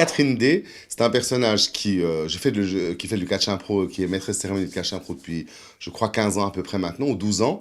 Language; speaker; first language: French; native; French